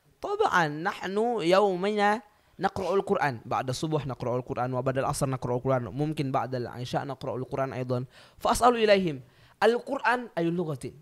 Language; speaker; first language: Arabic; non-native, learner; Indonesian